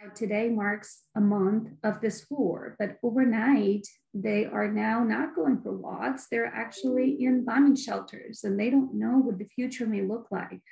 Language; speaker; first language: English; non-native, fluent; Ukrainian